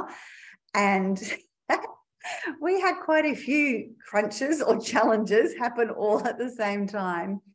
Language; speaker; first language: English; native; English